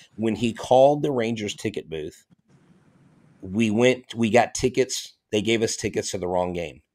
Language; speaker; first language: English; native; English